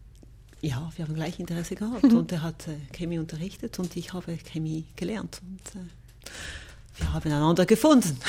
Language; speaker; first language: German; non-native, local second language; French